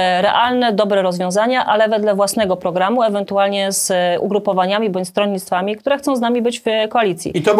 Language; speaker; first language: Polish; native; Polish